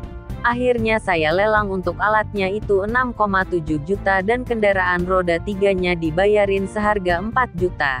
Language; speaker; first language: Indonesian; native; Indonesian